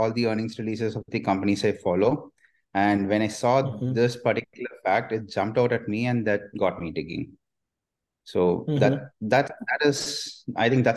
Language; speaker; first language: English; non-native, local second language; Tamil